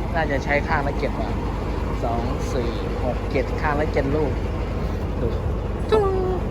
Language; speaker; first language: Thai; non-native, fluent; Korean